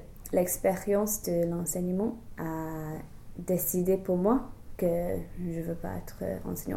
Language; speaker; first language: French; non-native, fluent; English